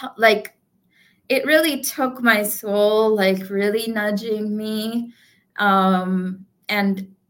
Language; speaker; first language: English; non-native, local second language; Gujarati